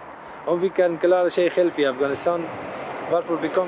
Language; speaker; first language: Swedish; non-native, learner; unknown